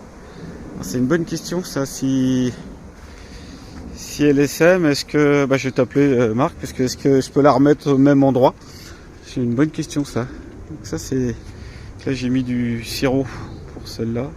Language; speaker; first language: French; native; French